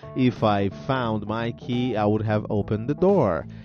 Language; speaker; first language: English; non-native, fluent; Portuguese